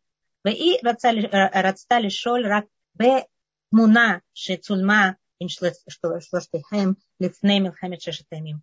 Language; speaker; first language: Hebrew; non-native, fluent; Russian